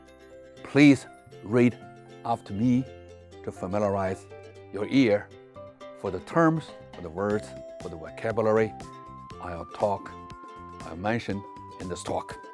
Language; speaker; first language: English; non-native, fluent; Chinese